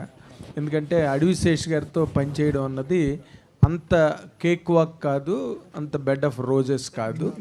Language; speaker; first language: Telugu; native; Telugu